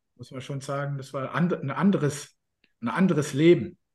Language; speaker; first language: German; non-native, fluent; Slovak